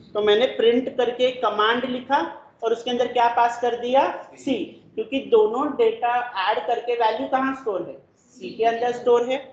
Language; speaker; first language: Hindi; non-native, local second language; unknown